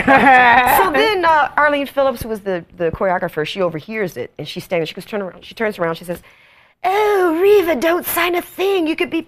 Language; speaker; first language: English; native; English